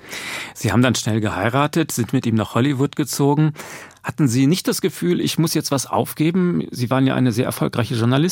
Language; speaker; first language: German; native; German